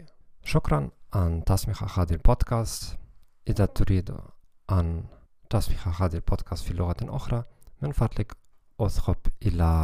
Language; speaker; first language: Arabic; non-native, learner; German